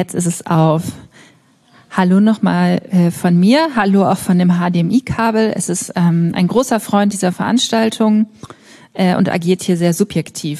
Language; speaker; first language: German; native; German